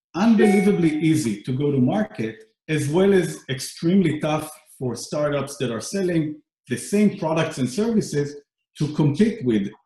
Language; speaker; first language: English; non-native, fluent; Hebrew